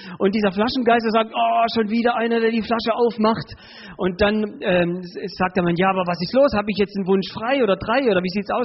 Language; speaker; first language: German; early bilingual, other home language; Spanish